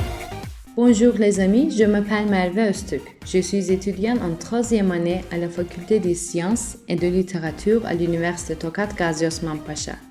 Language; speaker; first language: French; non-native, learner; Turkish